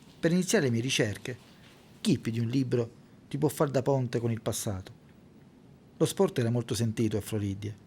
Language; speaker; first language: Italian; native; Italian